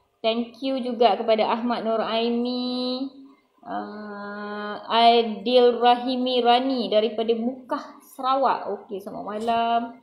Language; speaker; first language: Malay; non-native, local second language; Tamil